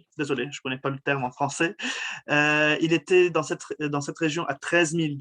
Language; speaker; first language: French; non-native, local second language; Arabic